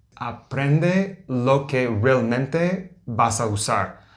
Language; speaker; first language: Spanish; non-native, learner; English